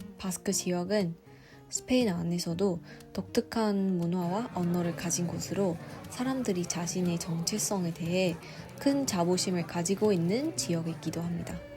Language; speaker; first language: Korean; non-native, fluent; Vietnamese